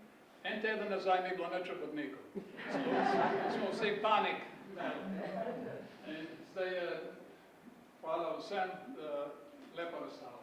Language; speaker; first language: Slovenian; early bilingual, heritage; Slovenian